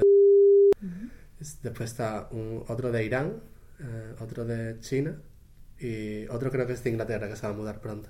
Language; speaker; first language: Spanish; native; Spanish